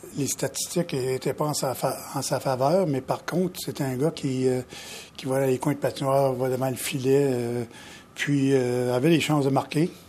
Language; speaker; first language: French; native; French